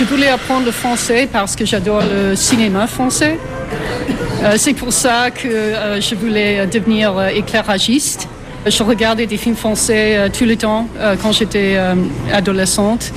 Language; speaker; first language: French; non-native, fluent; English